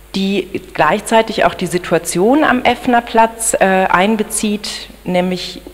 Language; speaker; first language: German; native; German